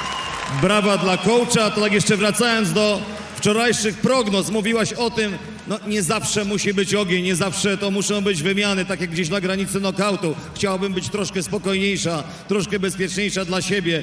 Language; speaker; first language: Polish; native; Polish